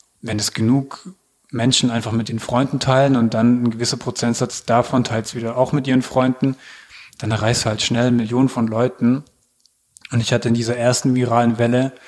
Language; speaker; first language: German; native; German